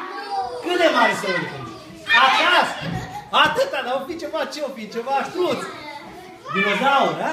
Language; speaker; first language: Romanian; native; Romanian